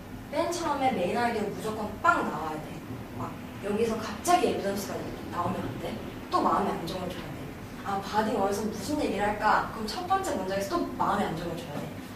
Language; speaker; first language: Korean; native; Korean